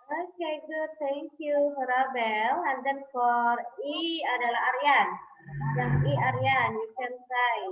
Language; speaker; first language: English; non-native, fluent; Indonesian